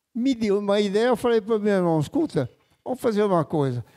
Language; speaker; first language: Portuguese; non-native, fluent; Italian